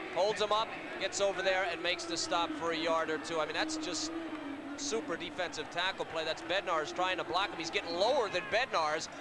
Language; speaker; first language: English; native; English